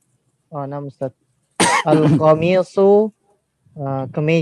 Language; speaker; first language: Indonesian; native; Indonesian